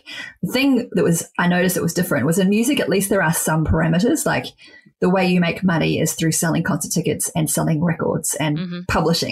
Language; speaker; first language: English; native; English